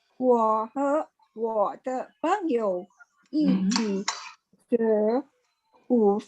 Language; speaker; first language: Chinese; non-native, learner; Indonesian